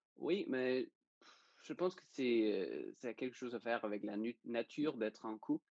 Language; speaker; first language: French; non-native, fluent; Danish